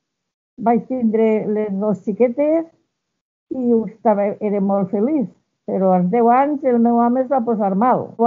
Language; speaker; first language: Catalan; non-native, local second language; Spanish